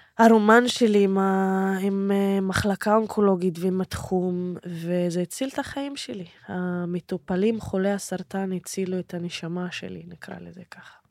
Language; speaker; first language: Hebrew; non-native, local second language; Arabic